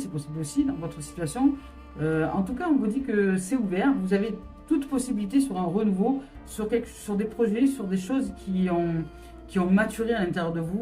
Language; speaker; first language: French; native; French